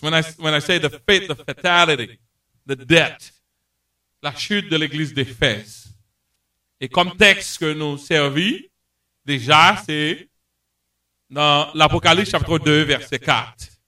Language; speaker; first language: French; native; French